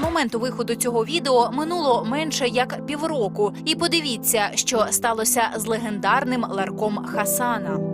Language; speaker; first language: Ukrainian; native; Ukrainian